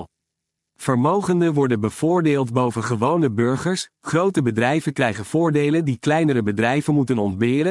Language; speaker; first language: Dutch; native; Dutch